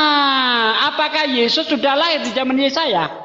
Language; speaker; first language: Indonesian; native; Indonesian